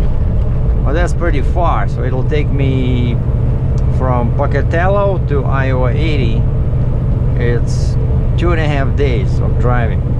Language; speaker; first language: English; non-native, fluent; Russian